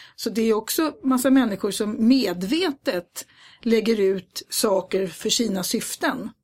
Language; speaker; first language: Swedish; native; Swedish